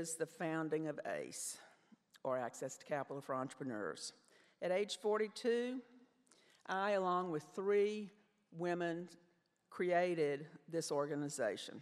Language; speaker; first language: English; native; English